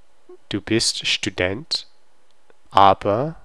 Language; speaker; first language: German; non-native, learner; English